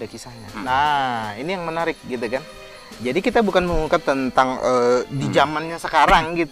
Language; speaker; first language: Indonesian; native; Indonesian